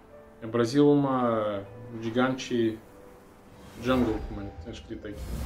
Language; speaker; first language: Portuguese; non-native, learner; Russian